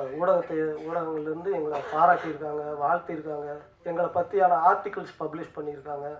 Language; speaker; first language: Tamil; native; Tamil